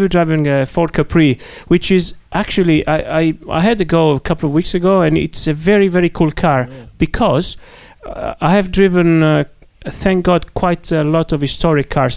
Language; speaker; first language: English; non-native, fluent; Italian